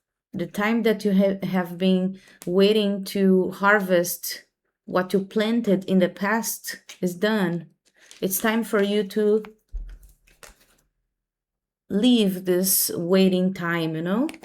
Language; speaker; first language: English; non-native, fluent; Portuguese